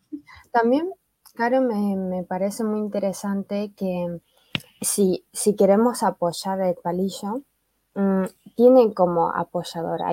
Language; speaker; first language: Spanish; early bilingual, other home language; Chinese